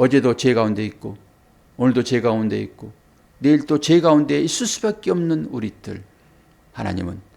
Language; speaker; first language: Korean; native; Korean